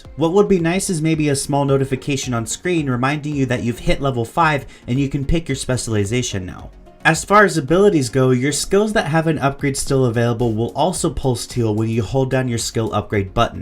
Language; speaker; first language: English; native; English